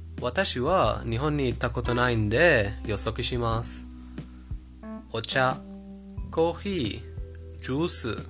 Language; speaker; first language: Japanese; non-native, learner; Persian